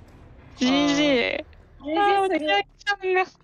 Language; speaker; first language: Japanese; native; Japanese